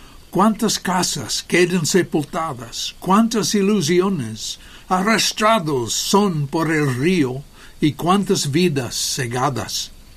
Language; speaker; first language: Spanish; non-native, fluent; English